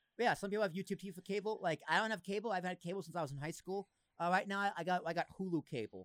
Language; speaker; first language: English; native; English